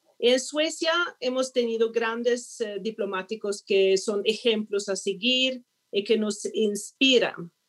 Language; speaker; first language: Spanish; non-native, fluent; Swedish